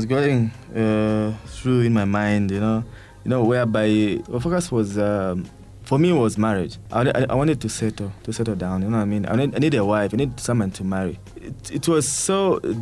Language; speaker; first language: English; non-native, local second language; Bemba